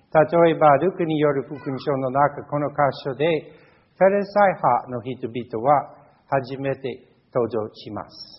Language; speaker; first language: Japanese; non-native, fluent; English